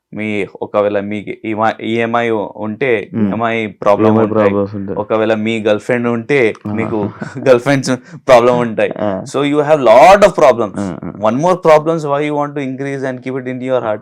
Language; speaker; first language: Telugu; non-native, local second language; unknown